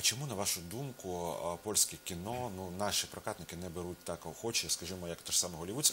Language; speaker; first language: Ukrainian; native; Ukrainian